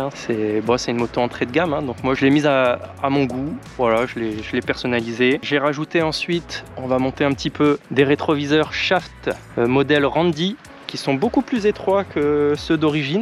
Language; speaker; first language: French; native; French